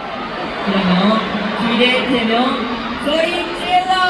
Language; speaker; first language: Korean; native; Korean